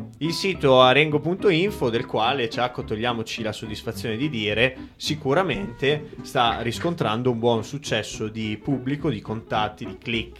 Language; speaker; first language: Italian; native; Italian